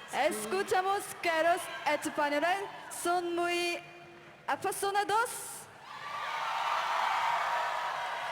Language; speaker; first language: Spanish; non-native, learner; Korean